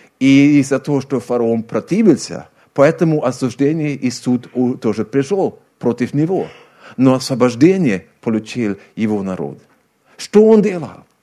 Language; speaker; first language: Russian; non-native, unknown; Swedish